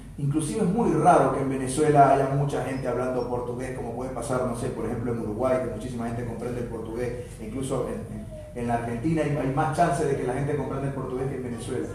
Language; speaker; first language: Spanish; native; Spanish